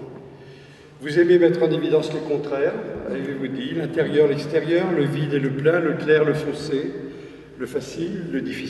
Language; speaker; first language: French; native; French